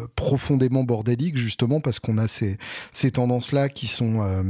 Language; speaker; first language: French; native; French